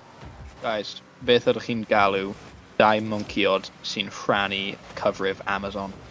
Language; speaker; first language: Welsh; non-native, local second language; English